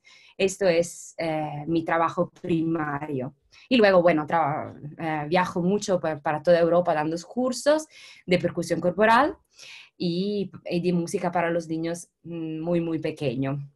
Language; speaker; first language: Spanish; non-native, fluent; Italian